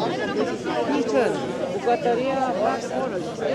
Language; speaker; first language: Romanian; early bilingual, heritage; Romanian